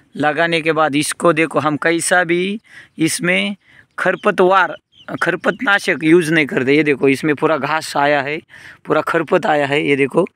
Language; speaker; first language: Hindi; non-native, local second language; Marathi